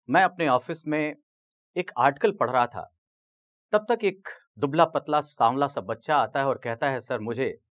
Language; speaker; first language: Hindi; native; Hindi